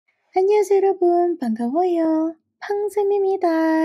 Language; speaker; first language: Korean; non-native, fluent; Indonesian